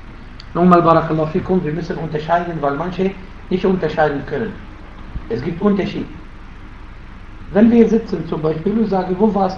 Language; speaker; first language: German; non-native, fluent; Arabic